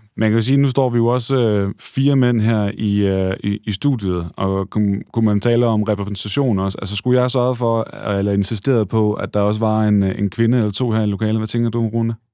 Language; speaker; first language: Danish; native; Danish